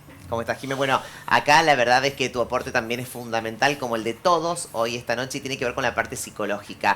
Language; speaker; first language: Spanish; native; Spanish